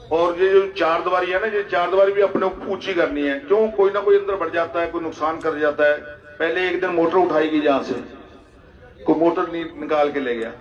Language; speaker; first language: Urdu; non-native, local second language; Punjabi